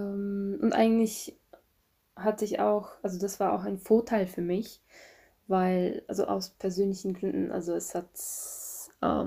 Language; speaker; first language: German; non-native, fluent; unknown